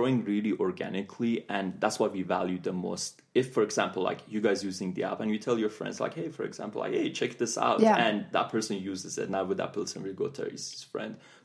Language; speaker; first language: English; non-native, fluent; Persian